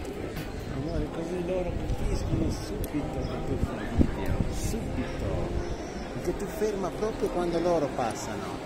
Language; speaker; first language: Italian; non-native, learner; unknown